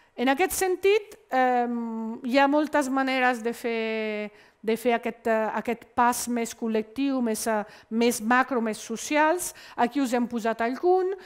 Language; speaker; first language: Catalan; non-native, fluent; Italian